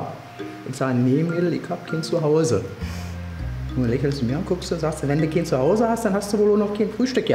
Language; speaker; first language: German; native; German